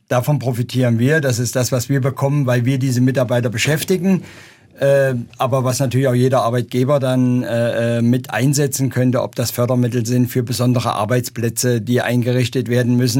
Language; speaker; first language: German; native; German